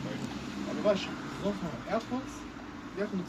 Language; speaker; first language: German; native; German